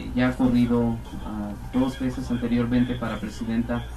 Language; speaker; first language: Spanish; native; Spanish